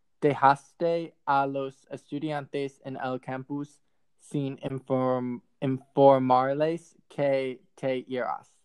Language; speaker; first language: Spanish; non-native, learner; English